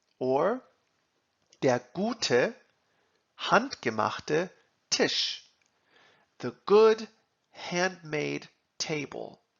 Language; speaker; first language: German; non-native, fluent; English